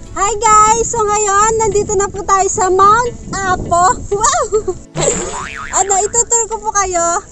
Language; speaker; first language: Filipino; non-native, local second language; Iloko